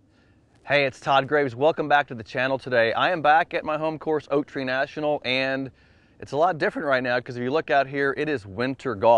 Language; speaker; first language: English; native; English